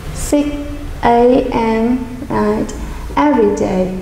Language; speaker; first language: English; non-native, fluent; Vietnamese